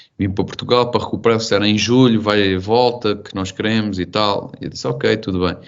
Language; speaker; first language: Portuguese; native; Portuguese